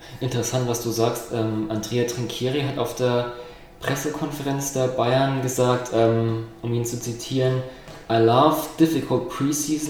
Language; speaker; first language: German; native; German